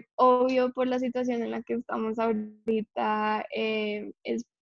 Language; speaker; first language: Spanish; early bilingual, heritage; English